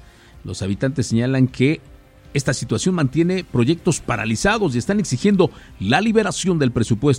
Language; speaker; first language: Spanish; native; Spanish